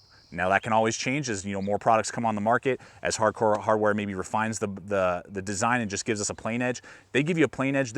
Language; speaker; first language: English; native; English